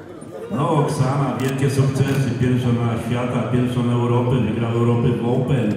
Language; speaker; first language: Polish; native; Polish